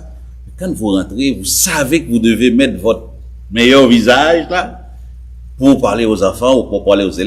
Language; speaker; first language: French; native; French